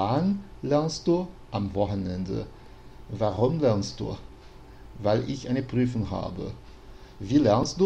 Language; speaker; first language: German; non-native, fluent; Portuguese